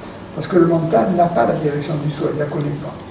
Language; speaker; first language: French; native; French